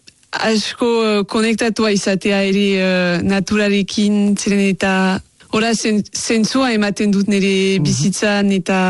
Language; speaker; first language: Basque; non-native, local second language; French